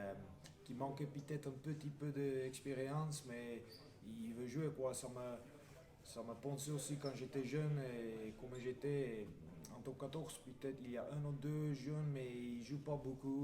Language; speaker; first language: French; non-native, fluent; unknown